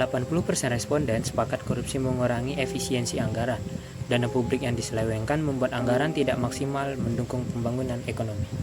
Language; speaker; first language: Indonesian; native; Indonesian